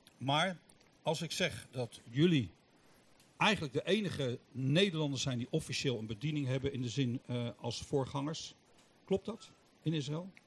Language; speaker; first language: Dutch; native; Dutch